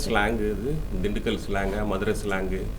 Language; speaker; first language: Tamil; native; Tamil